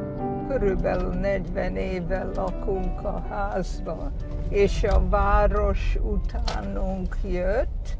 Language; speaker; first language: Hungarian; early bilingual, heritage; Hungarian